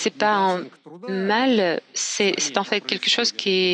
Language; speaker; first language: French; non-native, fluent; Russian